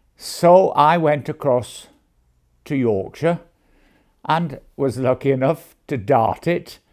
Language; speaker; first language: English; native; English